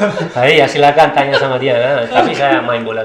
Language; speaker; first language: Indonesian; non-native, learner; Spanish